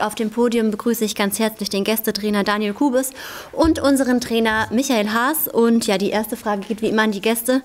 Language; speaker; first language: German; native; German